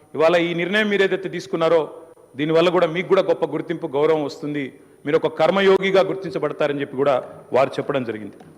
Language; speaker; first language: Telugu; native; Telugu